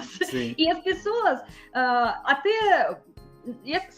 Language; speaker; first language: Portuguese; non-native, fluent; Russian